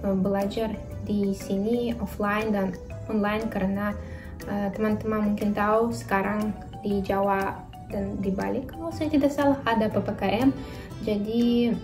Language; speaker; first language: Indonesian; non-native, fluent; Russian